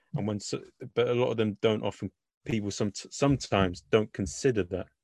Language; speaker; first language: English; native; English